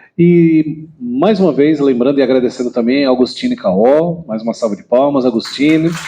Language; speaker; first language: Portuguese; native; Portuguese